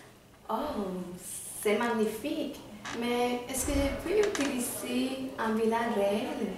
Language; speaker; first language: French; non-native, learner; Danish